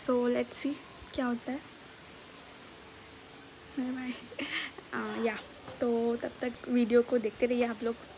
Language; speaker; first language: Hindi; non-native, local second language; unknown